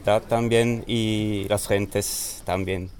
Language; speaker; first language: Spanish; non-native, learner; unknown